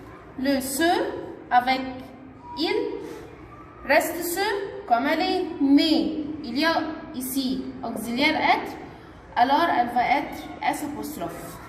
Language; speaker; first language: French; non-native, fluent; Arabic